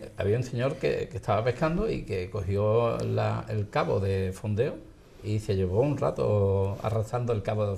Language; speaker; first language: Spanish; native; Spanish